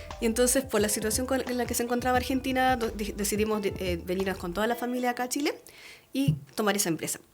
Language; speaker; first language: Spanish; early bilingual, other home language; Japanese